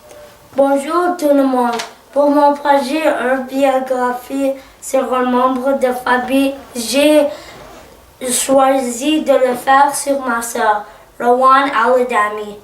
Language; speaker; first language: French; early bilingual, other home language; Arabic